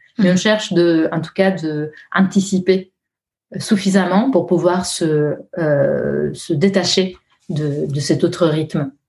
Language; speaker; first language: French; non-native, fluent; Italian